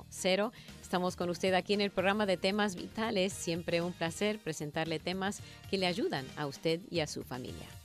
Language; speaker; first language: Spanish; native; Spanish